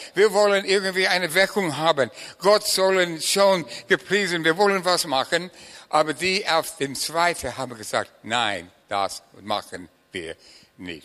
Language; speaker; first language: German; non-native, fluent; English